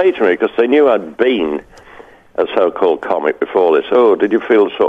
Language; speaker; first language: English; native; English